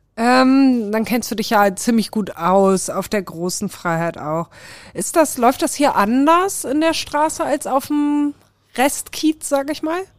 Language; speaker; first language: German; native; German